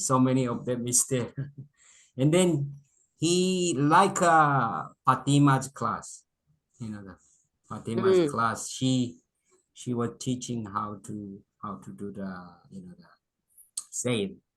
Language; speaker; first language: English; non-native, local second language; Korean